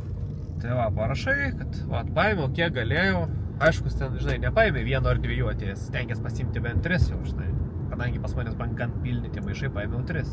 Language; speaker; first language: Lithuanian; native; Lithuanian